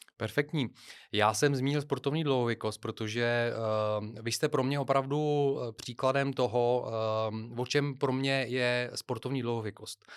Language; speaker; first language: Czech; non-native, fluent; Bulgarian